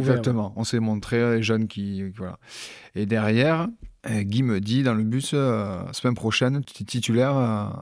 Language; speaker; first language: French; native; French